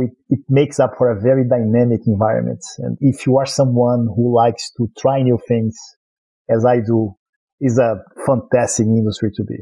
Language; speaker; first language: English; non-native, fluent; Portuguese